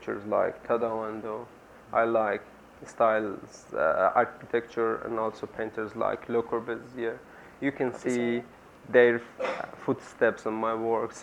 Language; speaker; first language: English; non-native, learner; Persian